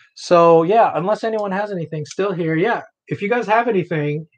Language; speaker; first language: English; native; English